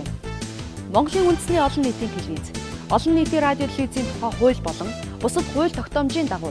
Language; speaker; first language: Mongolian; native; Mongolian